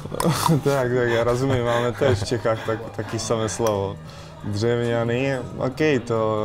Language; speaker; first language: Polish; non-native, learner; Czech